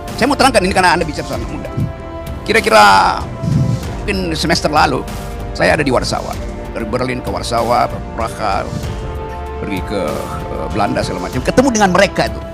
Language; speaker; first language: Indonesian; native; Indonesian